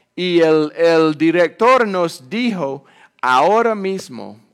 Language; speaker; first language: Spanish; non-native, fluent; English